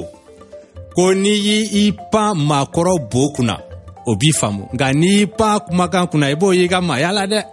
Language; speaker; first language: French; non-native, local second language; Bambara